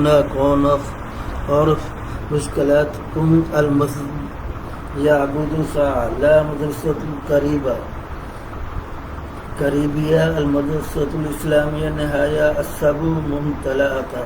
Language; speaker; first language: Arabic; non-native, learner; Urdu